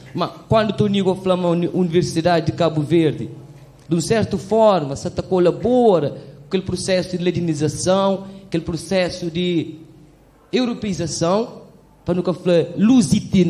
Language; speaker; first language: Portuguese; non-native, local second language; Kabuverdianu